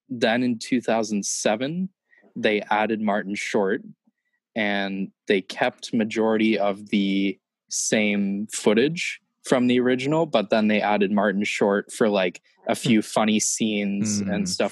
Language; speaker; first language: English; native; English